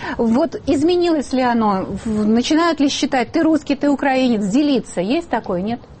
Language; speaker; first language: Russian; native; Russian